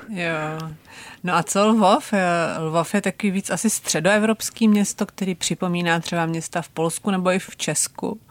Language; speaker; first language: Czech; native; Czech